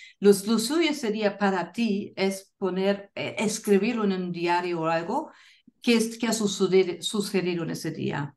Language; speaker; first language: Spanish; non-native, fluent; German